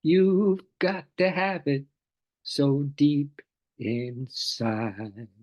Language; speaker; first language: English; native; English